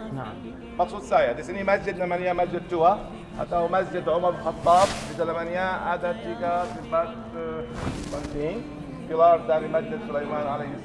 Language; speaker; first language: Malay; non-native, learner; Arabic